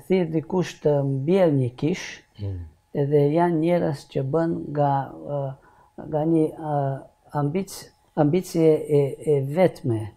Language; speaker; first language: Albanian; non-native, learner; Hungarian